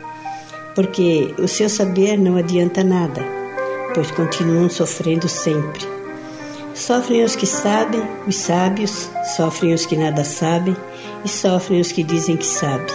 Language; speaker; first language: Portuguese; native; Portuguese